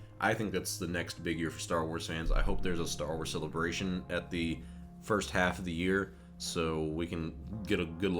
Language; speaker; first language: English; native; English